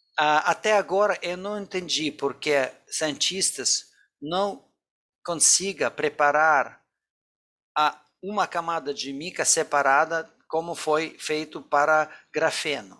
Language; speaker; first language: Portuguese; non-native, fluent; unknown